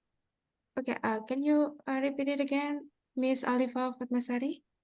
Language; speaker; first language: English; non-native, fluent; Indonesian